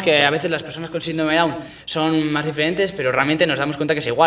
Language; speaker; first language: Spanish; native; Spanish